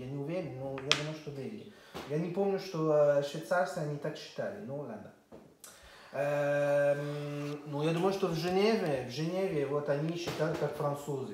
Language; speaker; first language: Russian; non-native, fluent; French